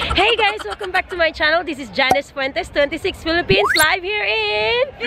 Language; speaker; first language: English; non-native, local second language; Filipino